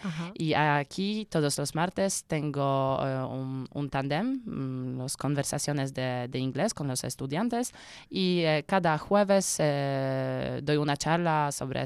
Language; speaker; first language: Spanish; non-native, learner; Polish